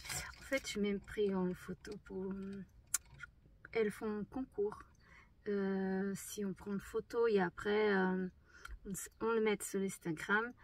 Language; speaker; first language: French; non-native, fluent; Portuguese